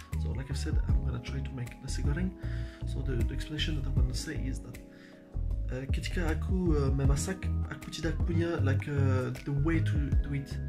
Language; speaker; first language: English; non-native, fluent; French